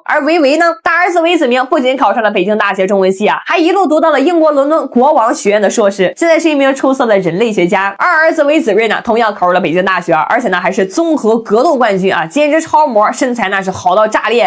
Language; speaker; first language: Chinese; native; Chinese